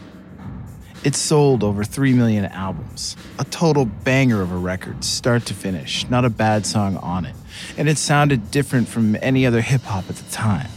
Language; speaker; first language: English; native; English